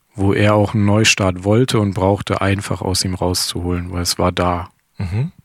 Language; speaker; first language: German; native; German